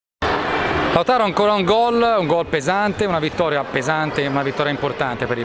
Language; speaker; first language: Italian; native; Italian